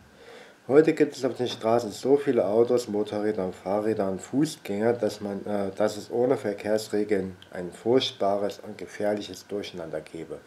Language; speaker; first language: German; native; German